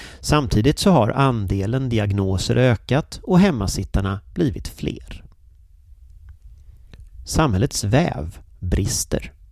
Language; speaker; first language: Swedish; native; Swedish